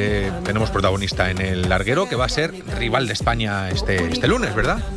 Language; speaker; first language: Spanish; native; Spanish